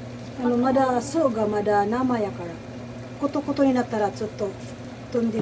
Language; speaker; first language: Japanese; non-native, learner; Cebuano